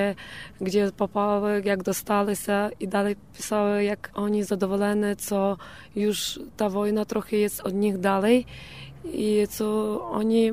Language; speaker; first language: Polish; non-native, learner; Ukrainian